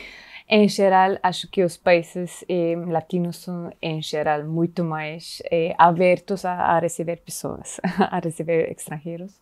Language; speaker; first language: Portuguese; non-native, fluent; German